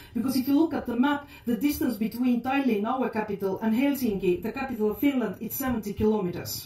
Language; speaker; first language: English; non-native, fluent; Estonian